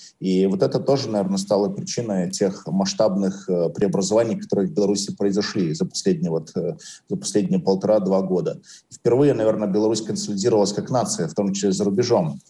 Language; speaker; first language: Russian; native; Russian